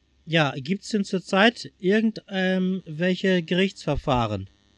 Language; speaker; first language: German; native; German